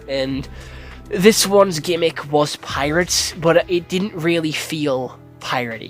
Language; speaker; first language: English; native; English